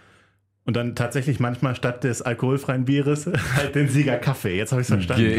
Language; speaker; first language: German; native; German